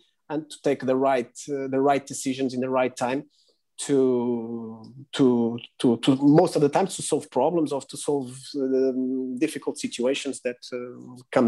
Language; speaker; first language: English; non-native, fluent; Portuguese